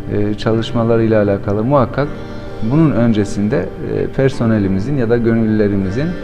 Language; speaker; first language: Turkish; non-native, fluent; Albanian